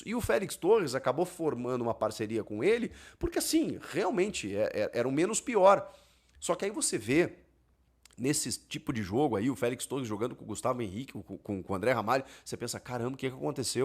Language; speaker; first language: Portuguese; native; Portuguese